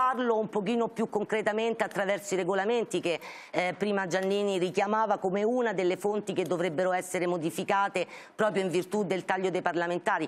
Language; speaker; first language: Italian; native; Italian